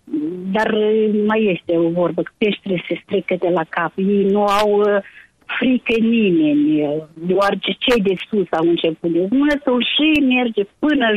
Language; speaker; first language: Romanian; native; Romanian